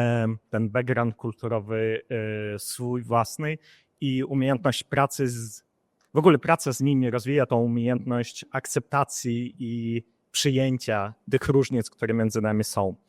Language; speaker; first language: Polish; non-native, fluent; Ukrainian